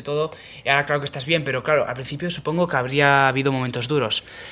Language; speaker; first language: Spanish; native; Spanish